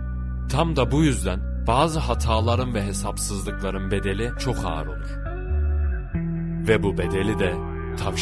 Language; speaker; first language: Turkish; native; Turkish